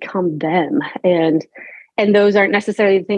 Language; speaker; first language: English; native; English